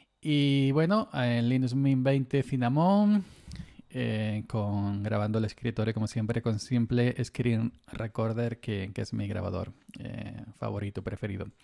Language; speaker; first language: Spanish; native; Spanish